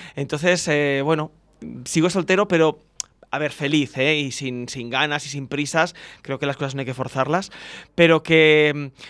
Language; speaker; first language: Spanish; native; Spanish